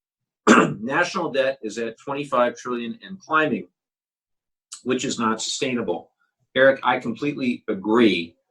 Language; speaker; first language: English; native; English